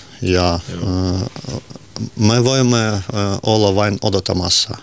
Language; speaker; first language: Finnish; non-native, learner; Russian